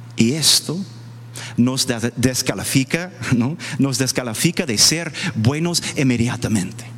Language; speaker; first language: Spanish; non-native, fluent; English